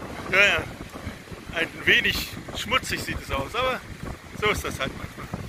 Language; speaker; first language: German; native; German